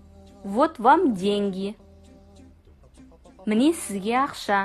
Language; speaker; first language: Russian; non-native, fluent; Kazakh